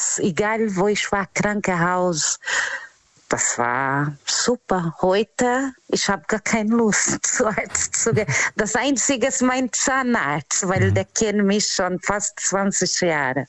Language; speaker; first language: German; non-native, fluent; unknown